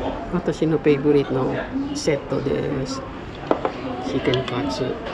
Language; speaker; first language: Japanese; non-native, learner; Filipino